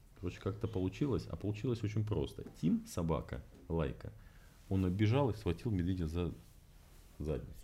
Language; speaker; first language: Russian; native; Russian